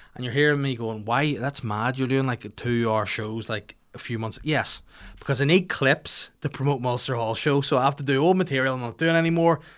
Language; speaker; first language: English; native; English